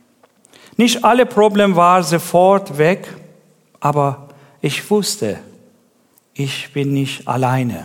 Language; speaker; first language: German; non-native, learner; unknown